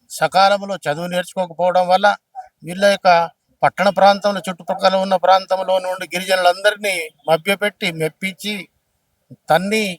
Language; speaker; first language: Telugu; non-native, local second language; Lambadi